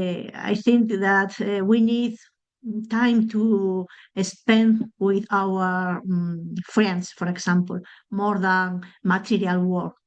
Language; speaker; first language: English; non-native, learner; Spanish